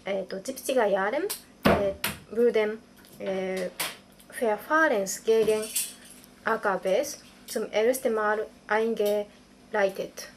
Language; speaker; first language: German; non-native, learner; Japanese